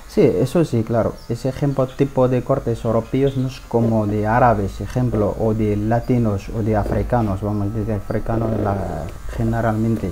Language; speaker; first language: Spanish; non-native, learner; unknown